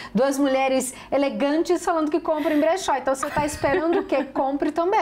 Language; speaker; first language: Portuguese; native; Portuguese